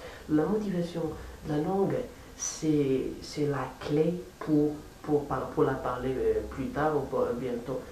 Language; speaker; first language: French; non-native, fluent; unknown